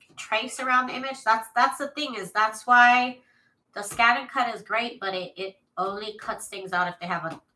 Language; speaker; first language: English; native; English